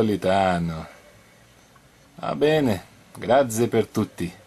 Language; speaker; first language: Italian; non-native, learner; Portuguese